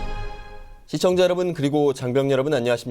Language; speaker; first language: Korean; native; Korean